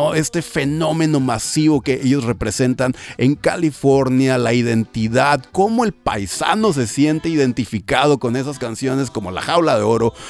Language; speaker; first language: Spanish; native; Spanish